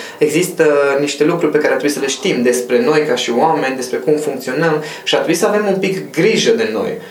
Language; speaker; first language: Romanian; non-native, local second language; Hungarian